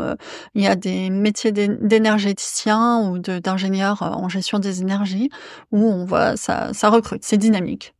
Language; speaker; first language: French; native; French